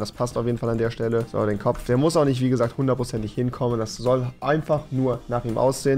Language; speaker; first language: German; native; German